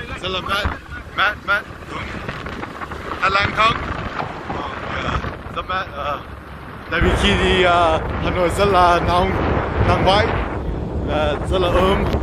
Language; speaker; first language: Vietnamese; non-native, learner; English